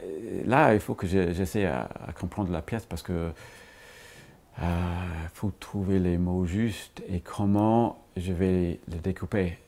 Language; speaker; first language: French; non-native, fluent; English